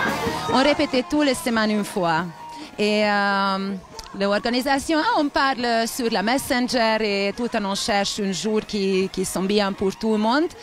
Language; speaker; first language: French; non-native, learner; Hungarian